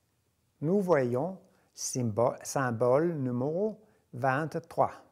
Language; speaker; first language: French; non-native, fluent; Danish